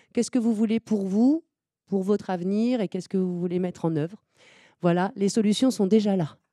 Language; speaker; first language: French; native; French